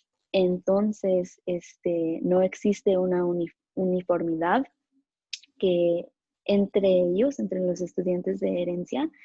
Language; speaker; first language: Spanish; early bilingual, other home language; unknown